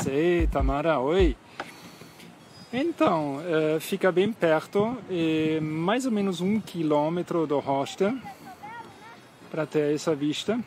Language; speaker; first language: Portuguese; non-native, fluent; German